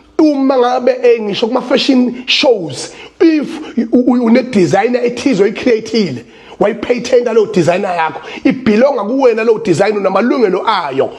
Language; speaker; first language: Zulu; native; Zulu